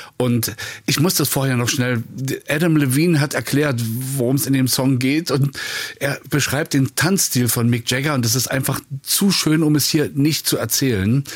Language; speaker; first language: German; native; German